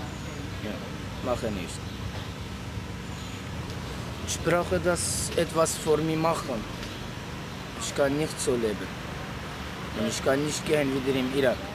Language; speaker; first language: German; non-native, learner; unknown